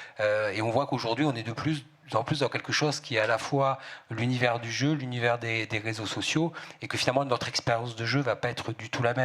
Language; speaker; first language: French; native; French